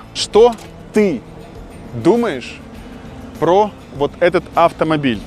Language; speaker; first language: Russian; native; Russian